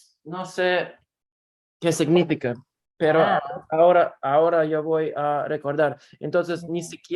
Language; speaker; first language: Spanish; non-native, learner; Russian